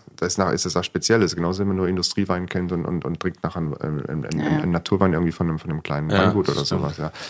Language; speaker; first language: German; native; German